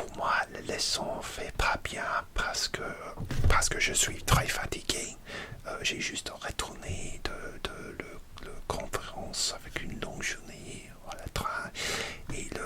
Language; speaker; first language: French; non-native, learner; English